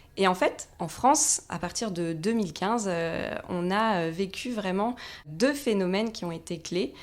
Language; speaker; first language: French; native; French